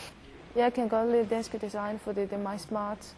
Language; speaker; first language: Danish; non-native, learner; Chinese